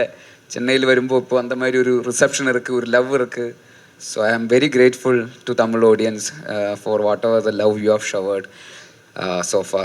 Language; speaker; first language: Tamil; non-native, learner; Malayalam